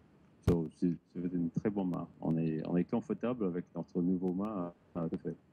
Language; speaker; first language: French; non-native, learner; English